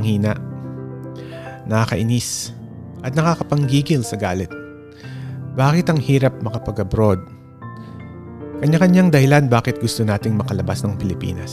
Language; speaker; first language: English; non-native, local second language; Filipino